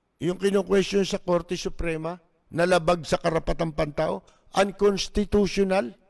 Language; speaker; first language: Filipino; native; Filipino